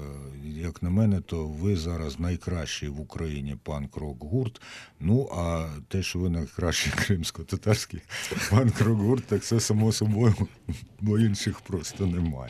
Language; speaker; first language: Ukrainian; native; Ukrainian